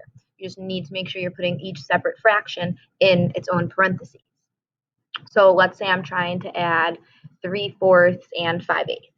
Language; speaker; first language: English; native; English